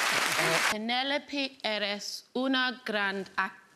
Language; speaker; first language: Spanish; non-native, learner; English